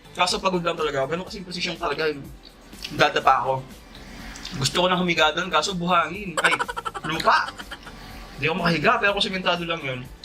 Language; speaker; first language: Filipino; native; Filipino